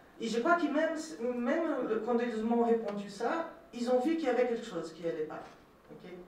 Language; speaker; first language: French; non-native, fluent; Portuguese